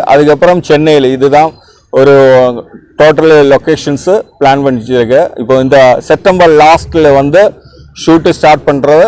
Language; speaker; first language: Tamil; non-native, learner; Malayalam